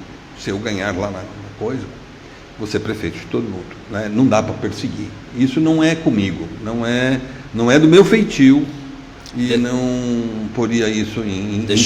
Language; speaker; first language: Portuguese; native; Portuguese